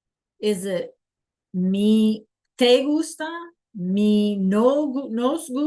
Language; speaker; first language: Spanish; non-native, fluent; English